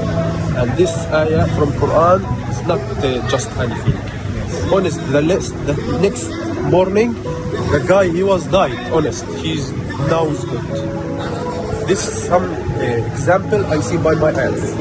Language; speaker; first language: English; non-native, learner; Arabic